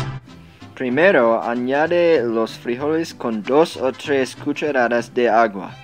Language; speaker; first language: Spanish; non-native, learner; English